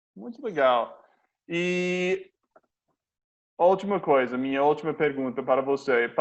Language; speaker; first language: Portuguese; non-native, fluent; English